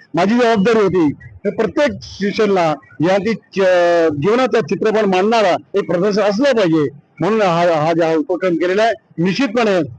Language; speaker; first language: Marathi; non-native, local second language; Hindi